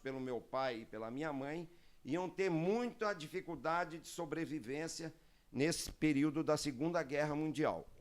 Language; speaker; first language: Portuguese; early bilingual, other home language; Arabic